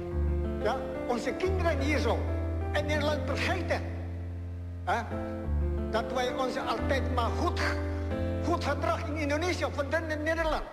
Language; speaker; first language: Dutch; non-native, learner; Malay